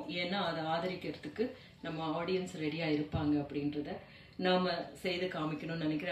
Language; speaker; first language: Tamil; native; Tamil